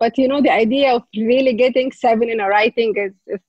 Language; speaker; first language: English; non-native, fluent; Arabic